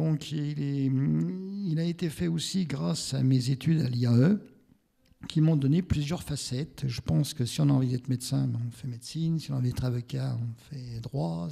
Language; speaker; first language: French; native; French